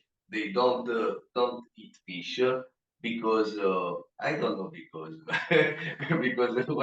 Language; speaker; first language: English; non-native, learner; Italian